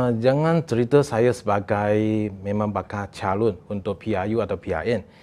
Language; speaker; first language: Malay; non-native, local second language; Chinese